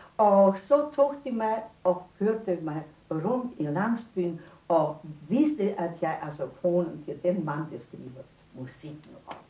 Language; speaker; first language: Danish; non-native, fluent; Romanian